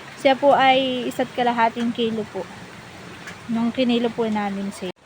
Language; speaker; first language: Filipino; native; Filipino